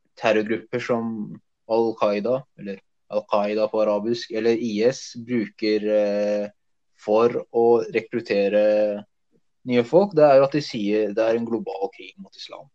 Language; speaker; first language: Norwegian; early bilingual, other home language; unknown